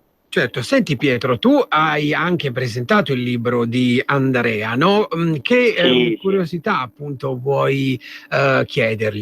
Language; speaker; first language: Italian; native; Italian